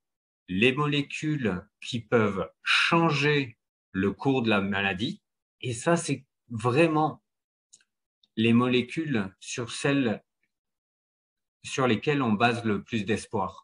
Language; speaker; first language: French; native; French